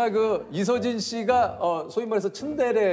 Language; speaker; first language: Korean; native; Korean